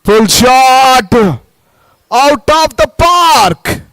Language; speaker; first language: English; non-native, local second language; Kannada